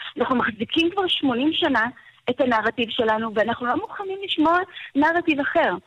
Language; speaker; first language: Hebrew; native; Hebrew